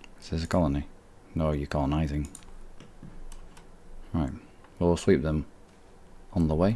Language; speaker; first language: English; native; English